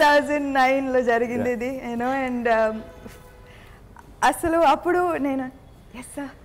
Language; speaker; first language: Telugu; non-native, fluent; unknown